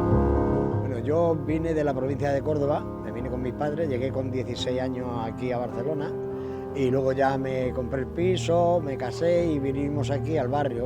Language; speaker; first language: Spanish; native; Spanish